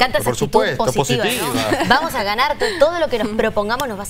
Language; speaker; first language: Spanish; native; Spanish